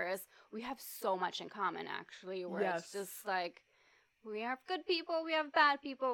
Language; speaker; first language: English; non-native, fluent; Russian